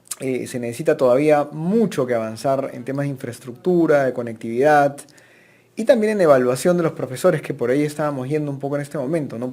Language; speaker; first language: Spanish; native; Spanish